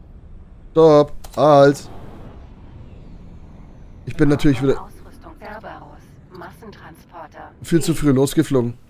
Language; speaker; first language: German; native; German